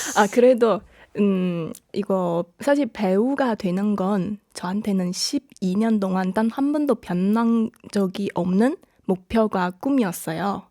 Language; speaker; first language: Korean; non-native, fluent; Chinese